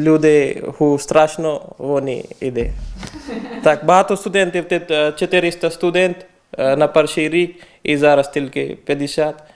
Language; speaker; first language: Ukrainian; non-native, learner; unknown